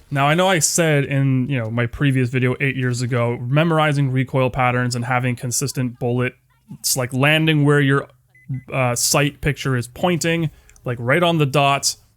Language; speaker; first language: English; native; English